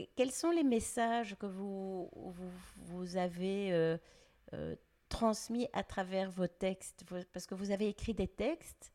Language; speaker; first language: French; native; French